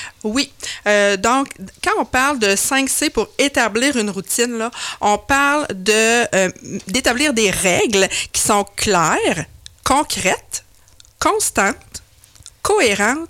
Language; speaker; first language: French; native; French